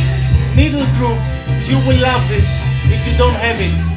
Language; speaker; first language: English; non-native, fluent; Greek